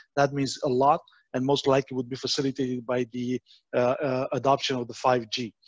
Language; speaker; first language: English; non-native, fluent; Romanian